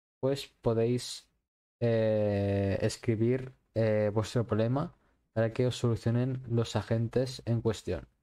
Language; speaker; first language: Spanish; native; Spanish